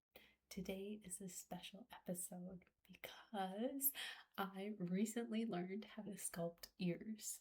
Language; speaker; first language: English; native; English